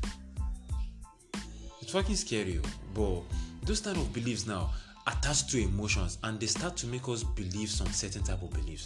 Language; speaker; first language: English; non-native, local second language; Igbo